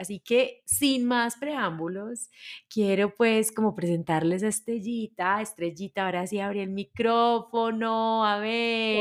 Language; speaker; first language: Spanish; native; Spanish